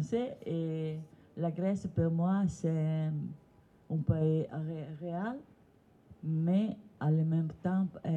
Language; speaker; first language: French; non-native, learner; Italian